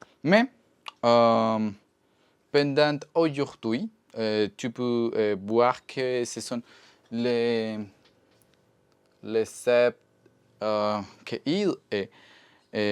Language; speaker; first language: French; non-native, learner; Spanish